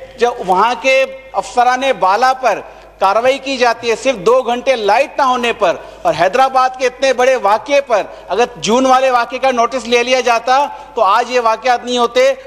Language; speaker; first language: Urdu; native; Urdu